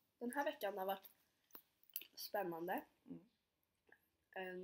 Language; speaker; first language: Swedish; native; Swedish